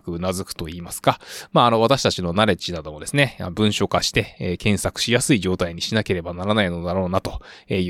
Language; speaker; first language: Japanese; native; Japanese